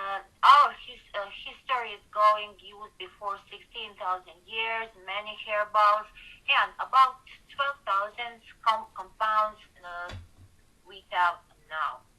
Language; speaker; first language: English; non-native, learner; Georgian